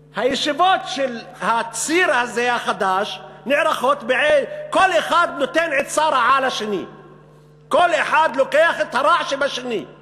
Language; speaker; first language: Hebrew; non-native, local second language; Arabic